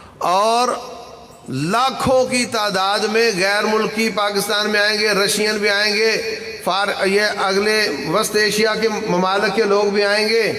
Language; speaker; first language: Urdu; non-native, local second language; Punjabi